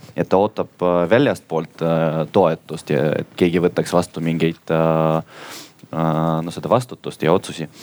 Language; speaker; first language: Estonian; non-native, local second language; Russian